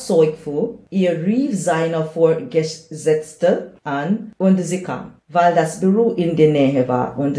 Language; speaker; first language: German; non-native, learner; English